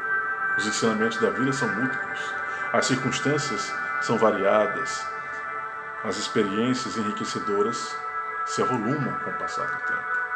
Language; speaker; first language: Portuguese; native; Portuguese